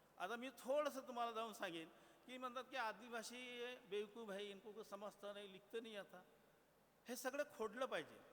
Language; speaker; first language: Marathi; non-native, local second language; Gondi